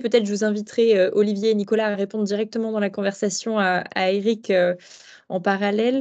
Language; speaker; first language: French; native; French